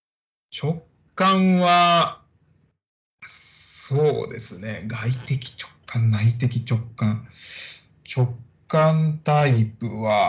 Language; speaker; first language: Japanese; native; Japanese